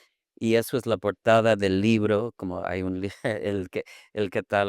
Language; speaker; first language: Spanish; non-native, fluent; English